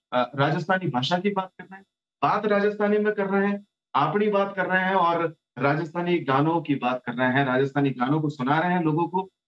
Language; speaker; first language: Hindi; native; Hindi